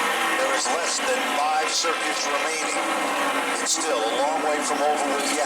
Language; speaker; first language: English; native; English